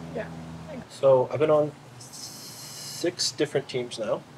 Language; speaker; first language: English; native; English